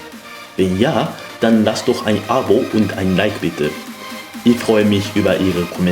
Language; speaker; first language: German; non-native, fluent; Japanese